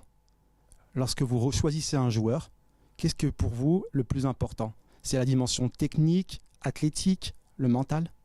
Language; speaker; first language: French; native; French